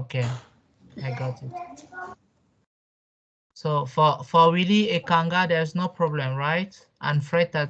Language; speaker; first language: English; non-native, local second language; French